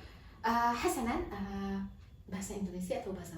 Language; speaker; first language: Indonesian; non-native, learner; Arabic